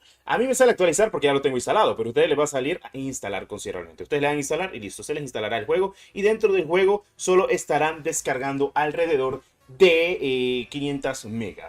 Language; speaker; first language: Spanish; native; Spanish